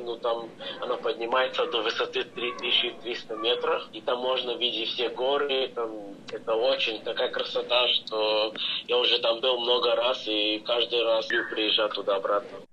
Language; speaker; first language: Russian; early bilingual, heritage; English